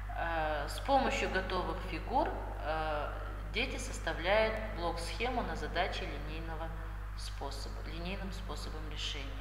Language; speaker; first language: Russian; non-native, local second language; Kazakh